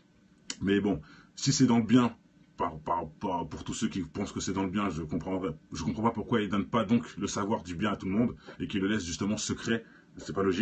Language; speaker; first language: French; native; French